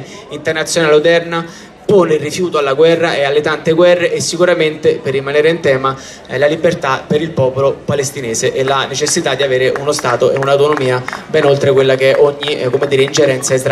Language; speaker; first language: Italian; native; Italian